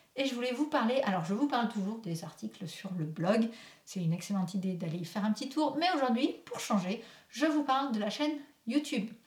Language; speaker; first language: French; native; French